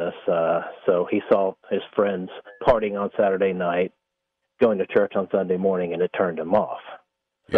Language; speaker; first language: English; native; English